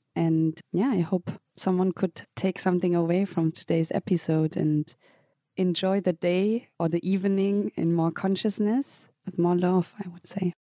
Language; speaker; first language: English; non-native, fluent; German